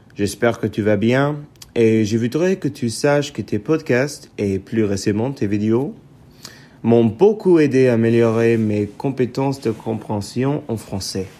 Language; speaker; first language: French; non-native, learner; English